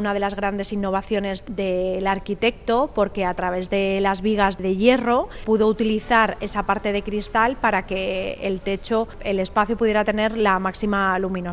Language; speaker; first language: Spanish; native; Spanish